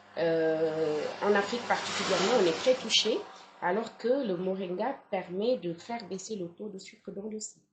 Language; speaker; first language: French; non-native, local second language; Wolof